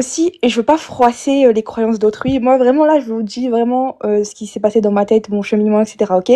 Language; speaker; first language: French; native; French